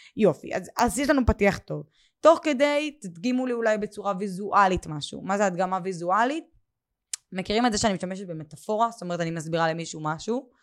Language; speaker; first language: Hebrew; native; Hebrew